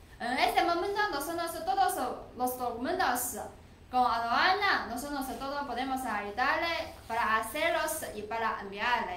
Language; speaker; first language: Spanish; non-native, learner; Chinese